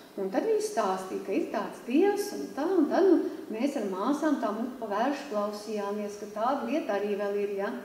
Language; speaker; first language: Latvian; native; Latvian